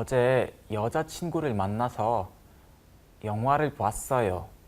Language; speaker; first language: Korean; non-native, learner; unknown